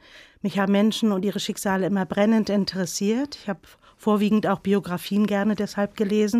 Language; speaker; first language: German; native; German